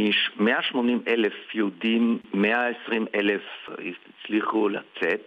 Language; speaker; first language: Hebrew; early bilingual, heritage; Hebrew